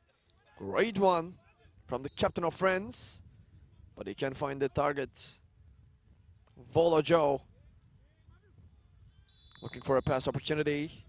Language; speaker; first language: English; non-native, fluent; Turkish